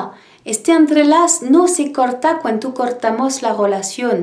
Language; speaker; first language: Spanish; non-native, learner; French